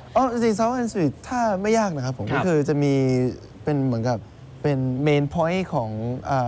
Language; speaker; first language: Thai; native; Thai